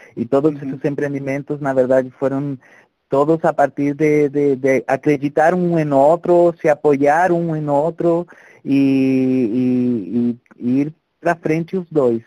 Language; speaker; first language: Portuguese; non-native, fluent; Spanish